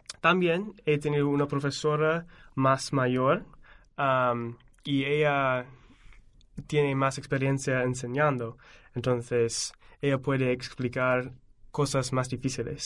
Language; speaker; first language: Spanish; non-native, fluent; English